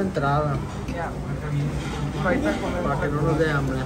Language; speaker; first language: Spanish; native; Spanish